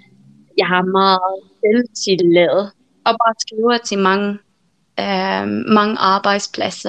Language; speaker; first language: Danish; non-native, fluent; Finnish